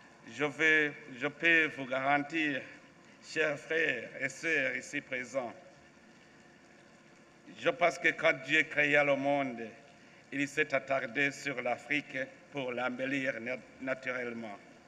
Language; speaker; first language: French; non-native, local second language; Rundi